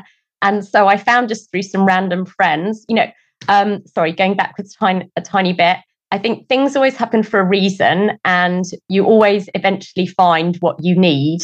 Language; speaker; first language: English; native; English